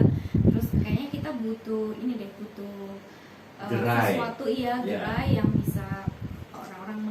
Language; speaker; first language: Indonesian; native; Indonesian